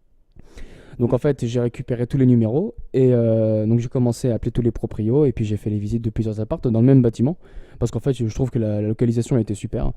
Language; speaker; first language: French; native; French